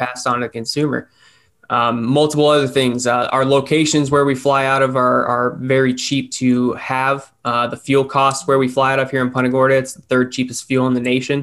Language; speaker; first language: English; native; English